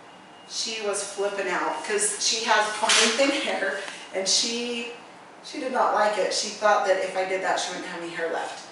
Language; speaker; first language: English; native; English